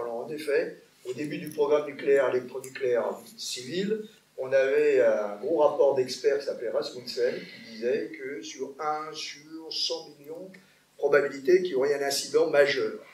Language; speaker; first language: French; native; French